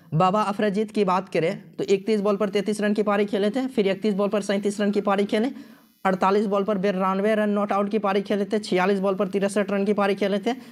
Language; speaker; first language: Hindi; native; Hindi